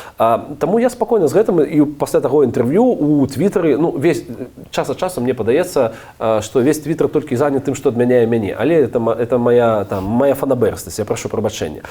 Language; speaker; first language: Belarusian; non-native, local second language; Russian